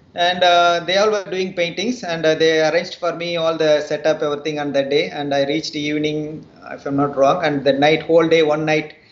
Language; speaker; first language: English; non-native, local second language; Tamil